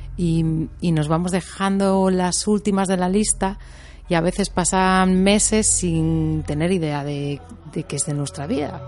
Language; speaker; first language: Spanish; native; Spanish